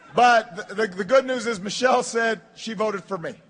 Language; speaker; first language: English; native; English